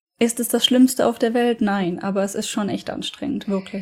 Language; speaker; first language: German; native; German